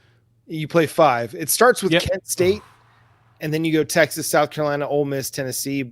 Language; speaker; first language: English; native; English